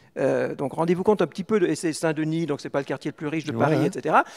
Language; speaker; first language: French; native; French